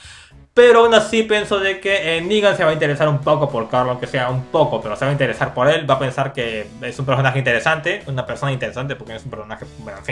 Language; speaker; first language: Spanish; native; Spanish